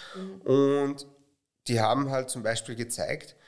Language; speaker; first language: German; native; German